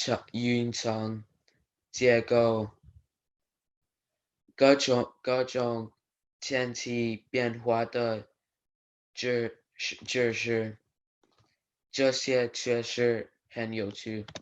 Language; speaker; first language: Chinese; non-native, learner; English